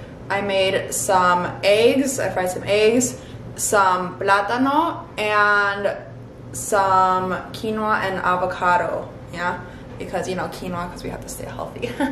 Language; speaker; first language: English; early bilingual, other home language; Spanish